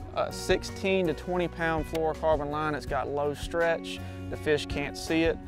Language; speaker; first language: English; native; English